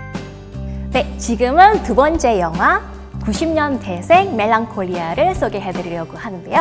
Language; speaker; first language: Korean; non-native, fluent; Indonesian